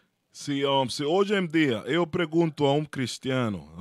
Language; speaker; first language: Portuguese; non-native, fluent; Spanish